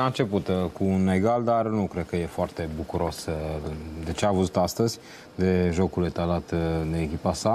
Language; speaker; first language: Romanian; native; Romanian